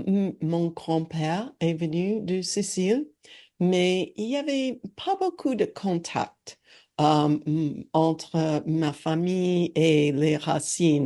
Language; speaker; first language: French; non-native, learner; English